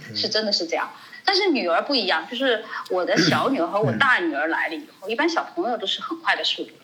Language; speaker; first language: Chinese; native; Chinese